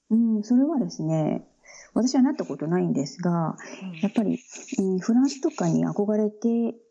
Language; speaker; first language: Japanese; native; Japanese